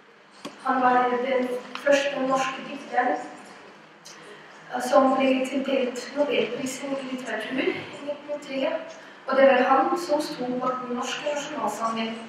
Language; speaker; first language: Norwegian; non-native, learner; Russian